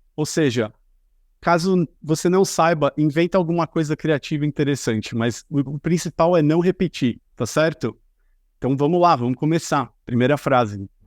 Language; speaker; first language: Portuguese; native; Portuguese